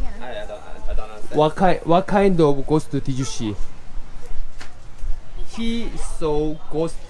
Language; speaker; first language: English; non-native, learner; Korean